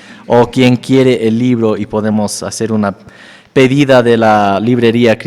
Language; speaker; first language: Spanish; non-native, fluent; English